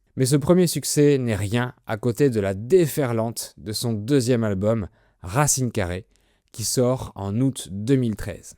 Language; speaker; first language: French; native; French